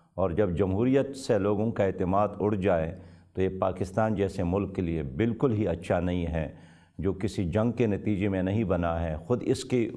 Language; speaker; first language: Urdu; non-native, local second language; Pashto